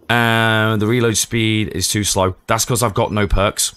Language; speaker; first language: English; native; English